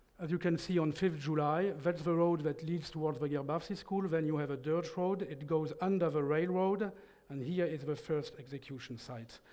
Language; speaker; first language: English; non-native, fluent; French